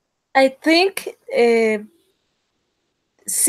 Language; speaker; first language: English; non-native, learner; Spanish